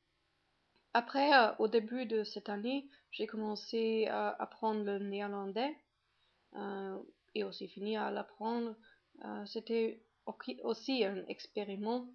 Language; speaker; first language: French; non-native, fluent; German